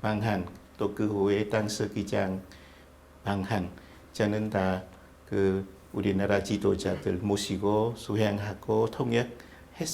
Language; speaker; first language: Korean; non-native, fluent; Vietnamese